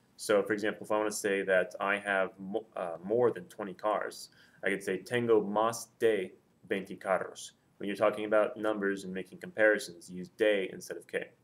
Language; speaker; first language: English; native; English